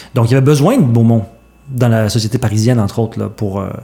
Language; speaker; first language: French; native; French